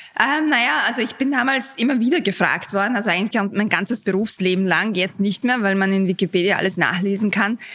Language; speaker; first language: German; early bilingual, other home language; Bosnian